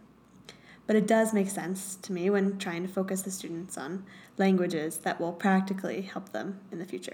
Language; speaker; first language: English; native; English